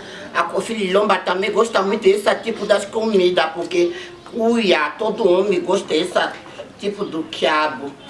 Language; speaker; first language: Portuguese; non-native, learner; Lingala